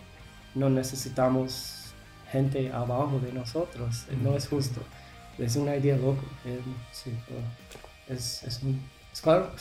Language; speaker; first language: Spanish; non-native, learner; English